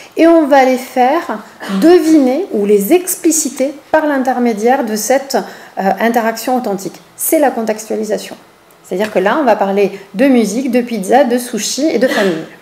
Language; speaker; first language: French; native; French